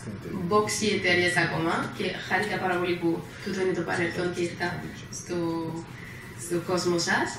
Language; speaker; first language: Greek; non-native, fluent; French